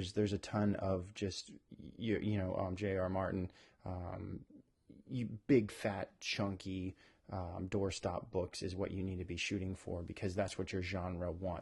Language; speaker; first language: English; native; English